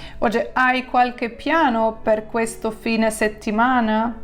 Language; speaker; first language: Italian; non-native, fluent; Ukrainian